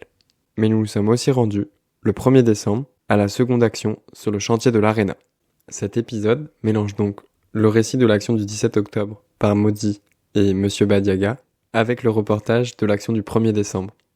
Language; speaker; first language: French; native; French